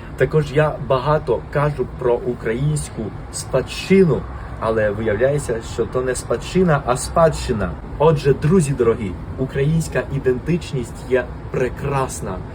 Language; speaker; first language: Ukrainian; non-native, fluent; Spanish